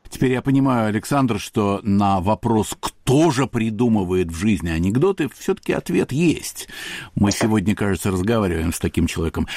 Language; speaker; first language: Russian; native; Russian